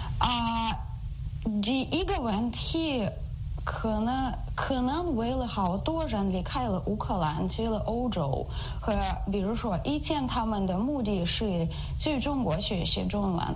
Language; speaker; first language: Chinese; non-native, learner; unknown